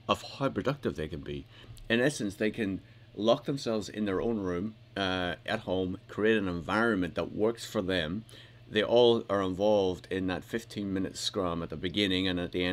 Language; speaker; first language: English; native; English